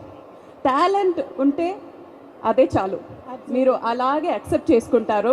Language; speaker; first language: Telugu; non-native, fluent; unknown